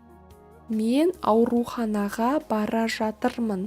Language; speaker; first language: Kazakh; native; Kazakh